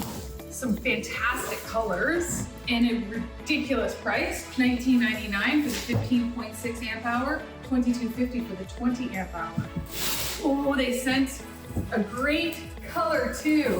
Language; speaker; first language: English; native; English